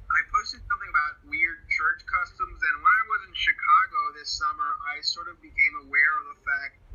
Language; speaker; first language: English; non-native, fluent; Spanish